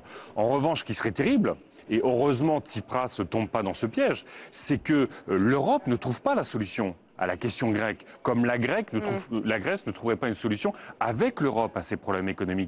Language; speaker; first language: French; native; French